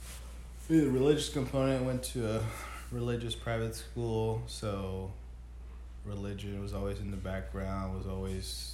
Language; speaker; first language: English; non-native, fluent; Spanish